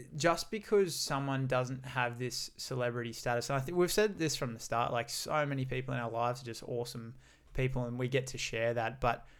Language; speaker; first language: English; native; English